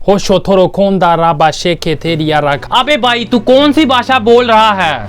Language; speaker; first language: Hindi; non-native, local second language; Punjabi